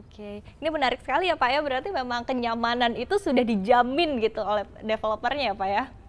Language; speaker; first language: Indonesian; native; Indonesian